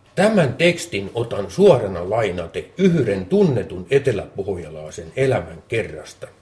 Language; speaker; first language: Finnish; native; Finnish